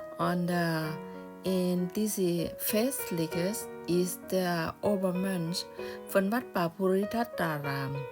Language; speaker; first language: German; non-native, learner; Thai